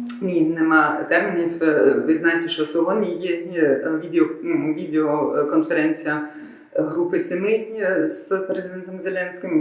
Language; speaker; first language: Ukrainian; non-native, learner; German